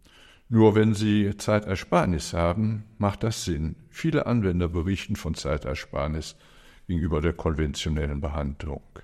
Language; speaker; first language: German; native; German